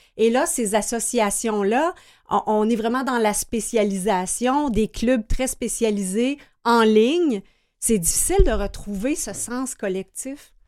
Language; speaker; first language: French; native; French